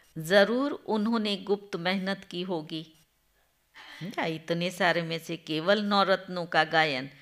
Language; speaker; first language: Hindi; non-native, local second language; Gujarati